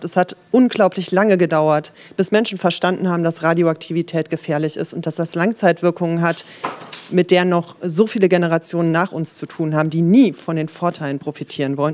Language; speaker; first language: German; native; German